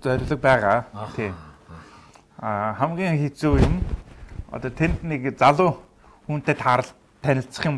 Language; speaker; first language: Mongolian; non-native, fluent; English